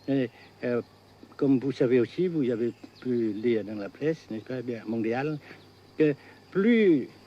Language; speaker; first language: French; non-native, fluent; Vietnamese